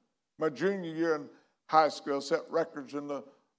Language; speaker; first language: English; native; English